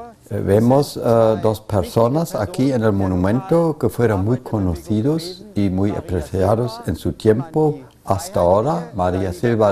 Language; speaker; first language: Spanish; non-native, fluent; German